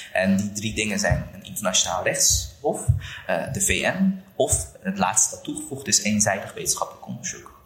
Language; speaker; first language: Dutch; early bilingual, other home language; Uyghur